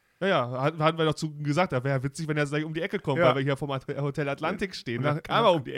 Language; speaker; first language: German; native; German